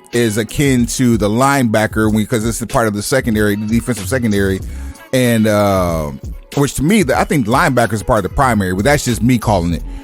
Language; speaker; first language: English; native; English